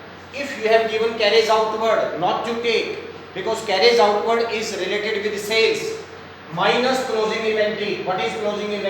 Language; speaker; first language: English; non-native, local second language; Hindi